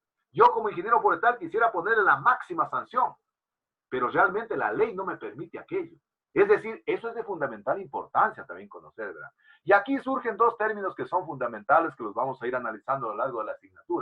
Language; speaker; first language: Spanish; native; Spanish